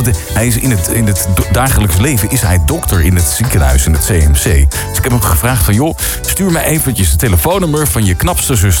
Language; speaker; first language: Dutch; native; Dutch